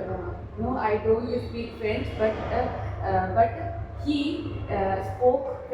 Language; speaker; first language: English; non-native, learner; Hindi